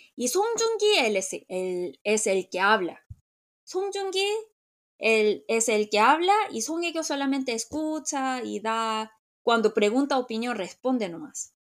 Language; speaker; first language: Spanish; non-native, fluent; Korean